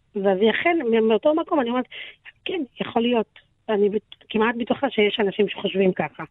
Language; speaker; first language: Hebrew; non-native, local second language; Arabic